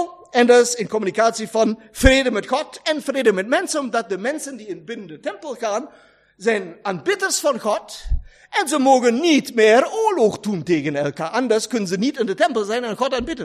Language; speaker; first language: Dutch; non-native, fluent; German